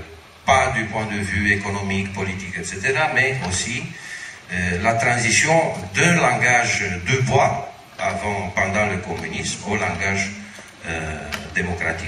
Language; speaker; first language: French; non-native, fluent; Romanian